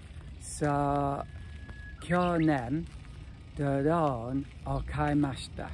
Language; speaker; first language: Japanese; non-native, learner; English